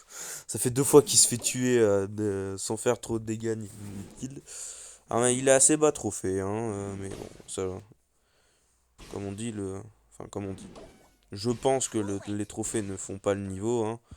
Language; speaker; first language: French; native; French